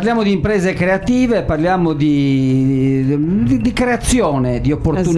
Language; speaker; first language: Italian; native; Italian